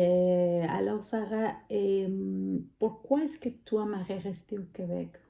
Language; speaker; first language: French; non-native, fluent; Spanish